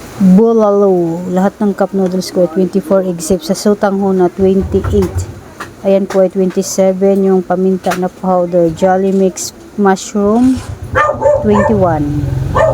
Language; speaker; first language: Filipino; non-native, local second language; Cebuano